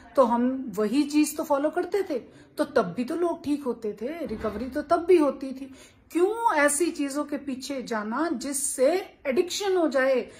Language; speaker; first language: Hindi; native; Hindi